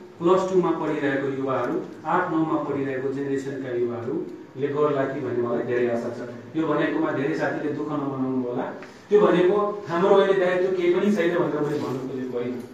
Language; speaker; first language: Nepali; non-native, local second language; Maithili